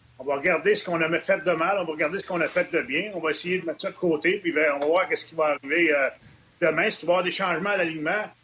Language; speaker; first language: French; native; French